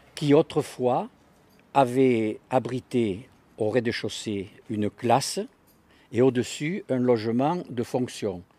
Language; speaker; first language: French; native; French